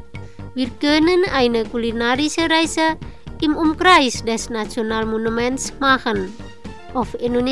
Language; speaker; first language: German; non-native, fluent; Indonesian